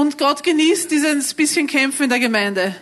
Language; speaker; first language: German; native; German